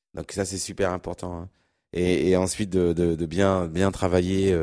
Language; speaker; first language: French; native; French